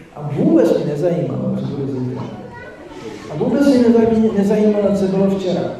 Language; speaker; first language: Czech; native; Czech